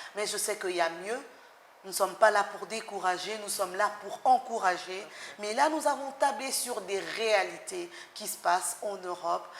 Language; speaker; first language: French; non-native, local second language; Lingala